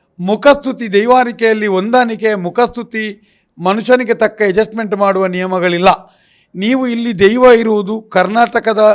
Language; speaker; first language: Kannada; non-native, local second language; Tulu